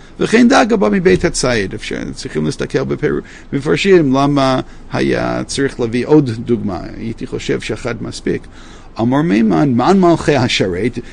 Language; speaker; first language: Hebrew; non-native, fluent; English